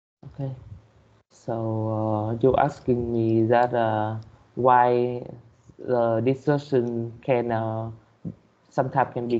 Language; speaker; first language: English; non-native, learner; Vietnamese